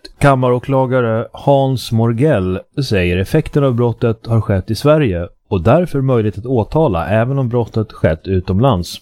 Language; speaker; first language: Swedish; native; Swedish